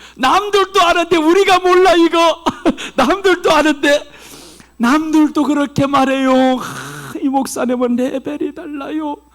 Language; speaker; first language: Korean; early bilingual, heritage; Korean